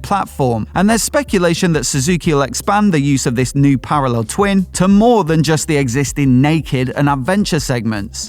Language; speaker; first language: English; native; English